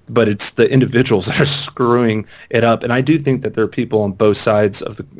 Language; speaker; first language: English; native; English